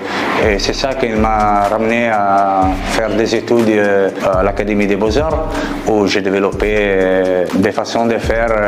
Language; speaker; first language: French; non-native, fluent; Italian